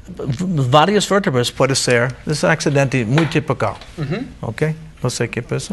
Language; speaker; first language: Spanish; non-native, learner; English